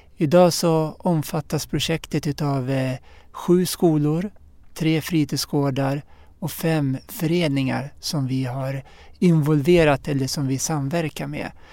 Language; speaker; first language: Swedish; early bilingual, other home language; Arabic